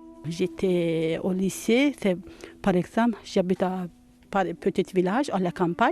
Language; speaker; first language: French; non-native, learner; Turkish